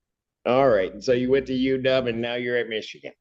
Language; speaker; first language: English; native; English